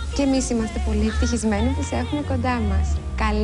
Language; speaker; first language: Greek; native; Greek